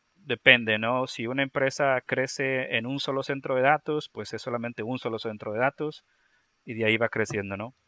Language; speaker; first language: Spanish; native; Spanish